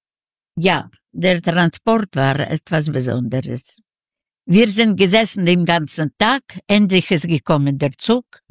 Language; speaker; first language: German; non-native, learner; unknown